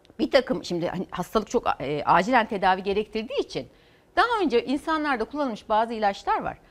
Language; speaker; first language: Turkish; native; Turkish